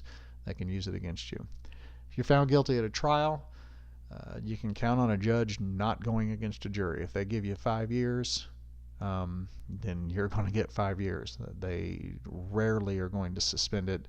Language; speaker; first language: English; native; English